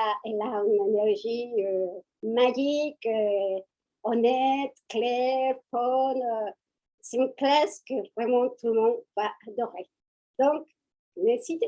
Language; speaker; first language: French; non-native, fluent; Spanish